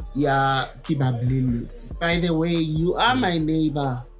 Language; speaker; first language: English; non-native, local second language; Southern Sotho